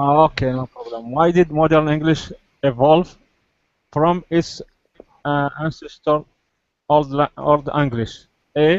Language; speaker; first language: English; non-native, learner; Arabic